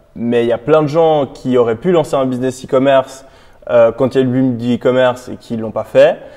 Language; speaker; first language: French; native; French